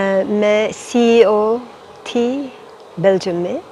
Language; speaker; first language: Hindi; non-native, fluent; Dutch